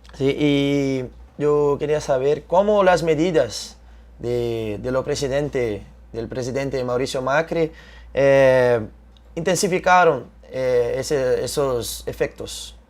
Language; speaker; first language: Spanish; non-native, fluent; Portuguese